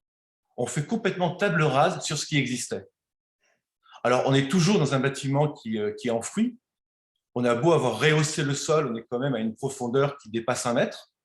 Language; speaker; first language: French; native; French